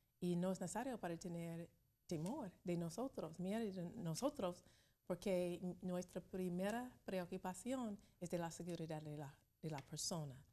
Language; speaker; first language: Spanish; non-native, learner; English